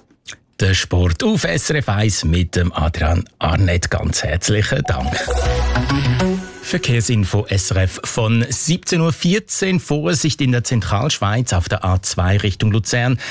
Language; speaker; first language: German; native; German